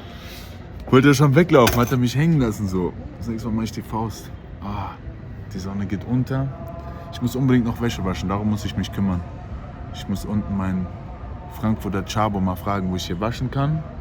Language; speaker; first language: German; native; German